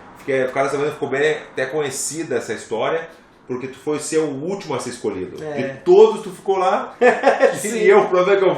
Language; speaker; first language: Portuguese; native; Portuguese